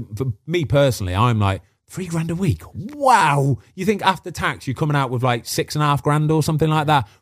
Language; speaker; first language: English; native; English